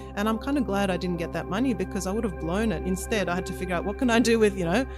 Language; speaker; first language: English; early bilingual, other home language; Russian